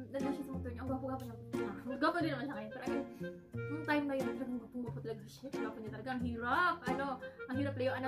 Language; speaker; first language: Filipino; non-native, local second language; Cebuano